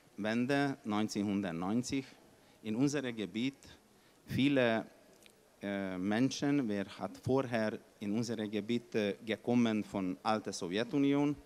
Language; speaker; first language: German; non-native, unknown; Hungarian